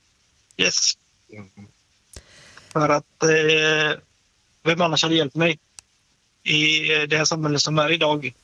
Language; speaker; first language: Swedish; native; Swedish